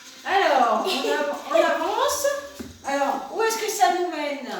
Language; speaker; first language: French; native; French